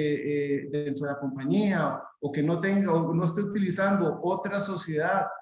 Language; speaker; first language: Spanish; native; Spanish